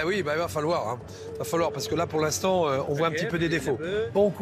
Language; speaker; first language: French; native; French